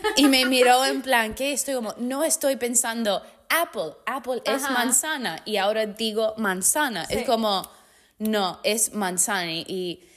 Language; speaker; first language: Spanish; non-native, fluent; English